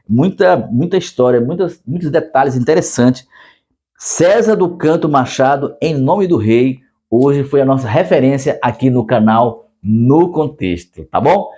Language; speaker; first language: Portuguese; native; Portuguese